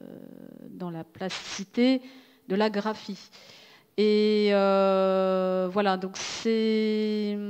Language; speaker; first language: French; native; French